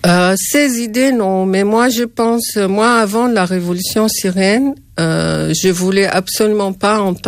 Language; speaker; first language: French; non-native, fluent; Arabic